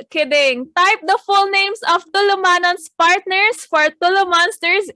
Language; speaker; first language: English; non-native, local second language; Filipino